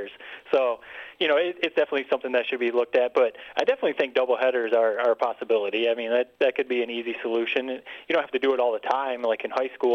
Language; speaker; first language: English; native; English